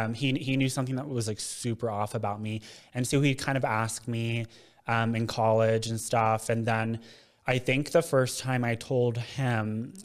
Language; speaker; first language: English; native; English